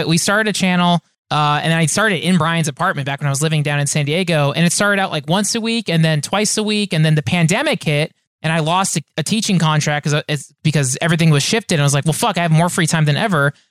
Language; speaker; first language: English; native; English